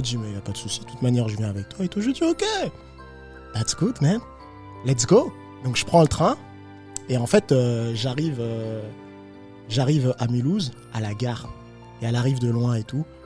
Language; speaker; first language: French; native; French